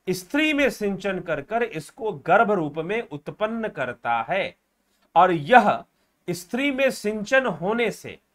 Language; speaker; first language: Hindi; native; Hindi